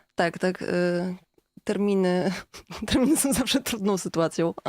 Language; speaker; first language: Polish; native; Polish